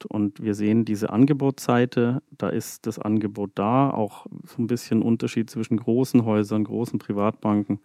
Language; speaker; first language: German; native; German